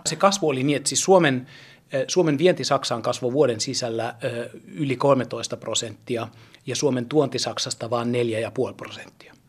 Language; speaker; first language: Finnish; early bilingual, heritage; German